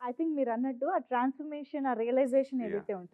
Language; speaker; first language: Telugu; native; Telugu